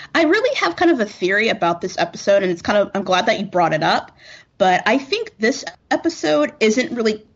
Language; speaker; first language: English; native; English